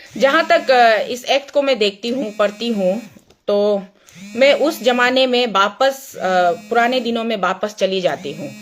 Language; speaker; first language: Hindi; non-native, local second language; Nyishi